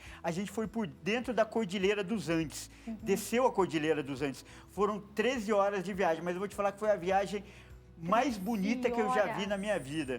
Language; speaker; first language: Portuguese; native; Portuguese